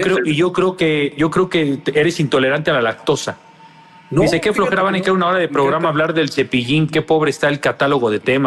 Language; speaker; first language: Spanish; native; Spanish